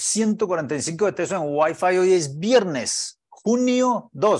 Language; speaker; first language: Spanish; native; Spanish